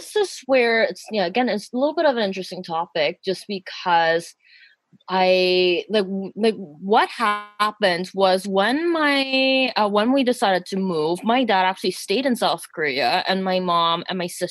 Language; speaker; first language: English; native; English